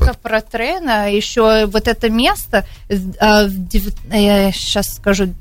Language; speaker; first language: Russian; early bilingual, heritage; Russian